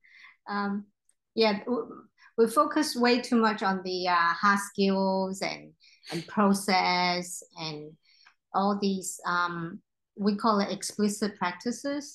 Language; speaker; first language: English; non-native, local second language; Cantonese